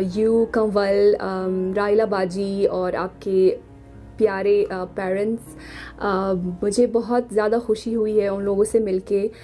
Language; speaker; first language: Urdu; non-native, fluent; Arabic